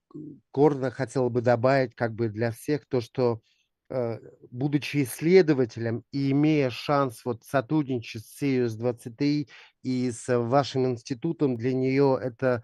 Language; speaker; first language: Russian; native; Russian